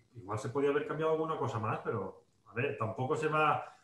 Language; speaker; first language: Spanish; non-native, local second language; Catalan